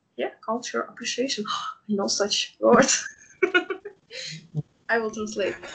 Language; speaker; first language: English; non-native, fluent; Russian